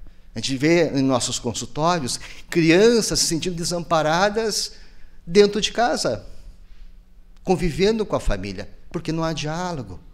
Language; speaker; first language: Portuguese; native; Portuguese